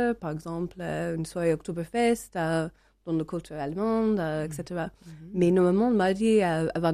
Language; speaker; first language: French; non-native, learner; English